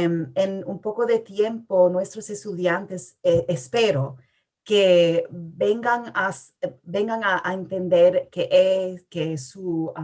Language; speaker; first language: Spanish; early bilingual, heritage; English